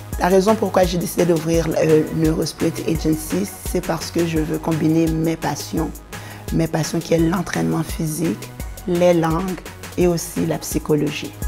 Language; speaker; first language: French; non-native, local second language; Haitian Creole